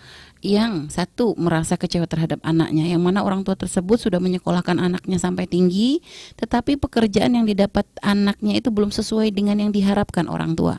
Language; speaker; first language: Indonesian; native; Indonesian